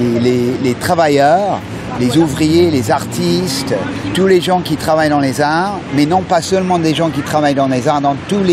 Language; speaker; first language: French; non-native, fluent; English